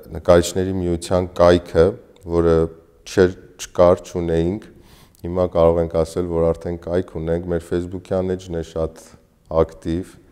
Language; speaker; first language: Armenian; native; Armenian